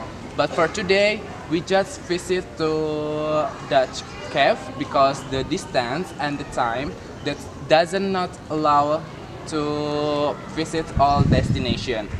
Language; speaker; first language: English; non-native, learner; Indonesian